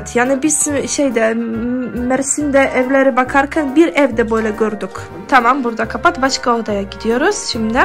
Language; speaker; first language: Turkish; non-native, learner; Polish